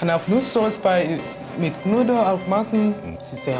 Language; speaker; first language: German; non-native, learner; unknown